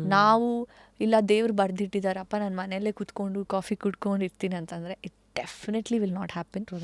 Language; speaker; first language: Kannada; non-native, local second language; Tulu